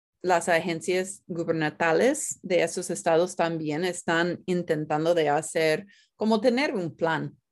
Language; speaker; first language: Spanish; non-native, fluent; English